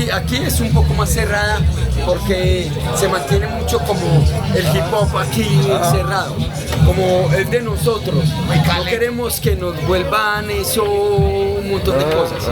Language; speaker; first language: Spanish; native; Spanish